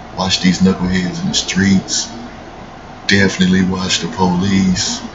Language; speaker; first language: English; native; English